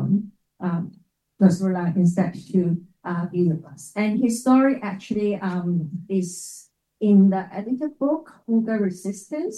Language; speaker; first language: English; non-native, local second language; Cantonese